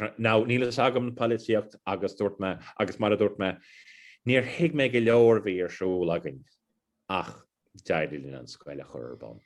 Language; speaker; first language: Irish; non-native, local second language; English